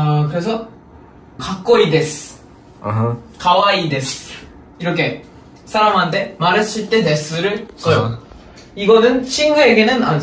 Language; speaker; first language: Korean; non-native, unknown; Japanese